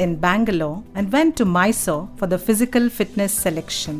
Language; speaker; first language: English; non-native, local second language; Kannada